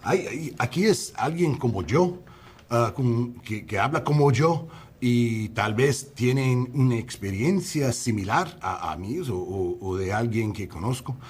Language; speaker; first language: Spanish; non-native, learner; English